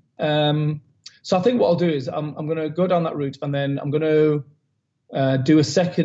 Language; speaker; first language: English; native; English